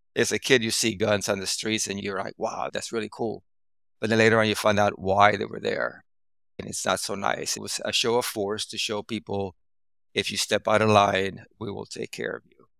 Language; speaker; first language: English; early bilingual, other home language; Spanish